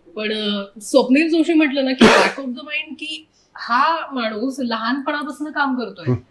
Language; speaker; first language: Marathi; native; Marathi